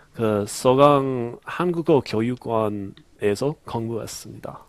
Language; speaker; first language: Korean; non-native, learner; English